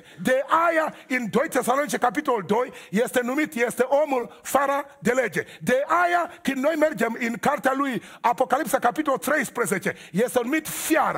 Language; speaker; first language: Romanian; non-native, learner; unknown